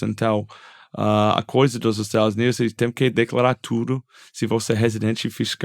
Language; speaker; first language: Portuguese; non-native, fluent; English